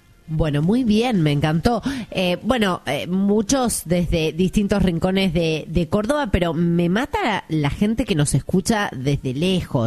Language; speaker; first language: Spanish; native; Spanish